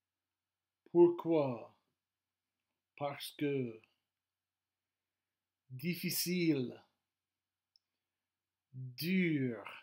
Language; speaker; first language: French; non-native, fluent; English